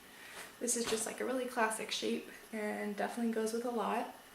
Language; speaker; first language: English; native; English